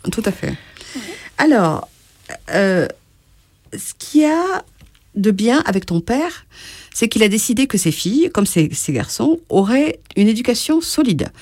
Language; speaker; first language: French; native; French